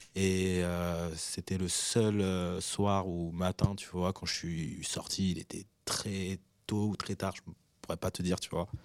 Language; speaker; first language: French; early bilingual, other home language; Arabic